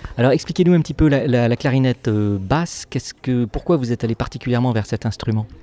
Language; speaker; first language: French; native; French